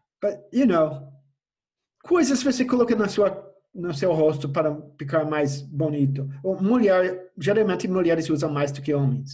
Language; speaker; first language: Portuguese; non-native, fluent; English